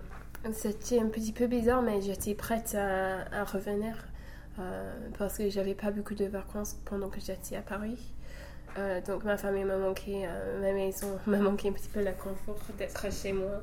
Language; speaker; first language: French; non-native, fluent; English